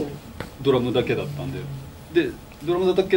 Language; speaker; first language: Japanese; native; Japanese